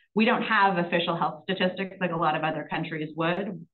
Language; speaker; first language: English; native; English